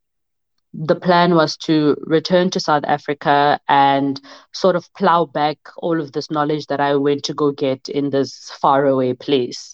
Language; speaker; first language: English; non-native, local second language; Southern Sotho